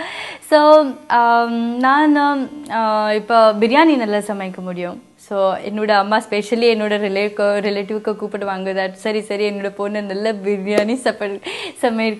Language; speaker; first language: Tamil; non-native, learner; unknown